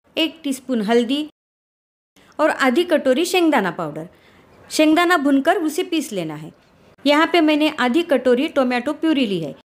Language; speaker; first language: Hindi; non-native, local second language; Marathi